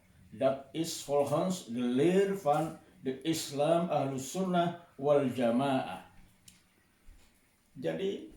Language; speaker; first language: Dutch; non-native, fluent; Indonesian